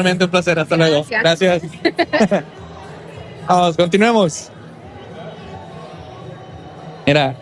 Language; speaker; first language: Spanish; early bilingual, heritage; Spanish